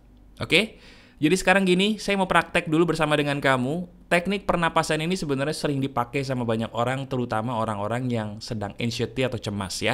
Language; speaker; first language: Indonesian; native; Indonesian